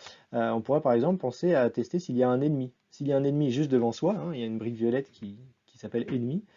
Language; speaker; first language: French; native; French